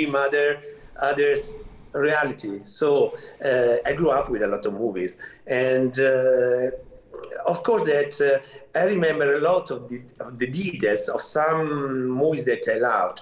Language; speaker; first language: English; non-native, fluent; Italian